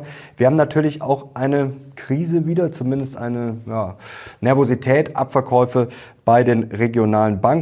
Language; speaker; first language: German; native; German